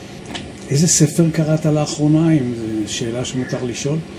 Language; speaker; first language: Hebrew; native; Hebrew